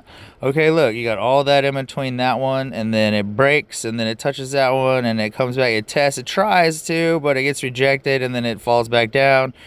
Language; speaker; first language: English; native; English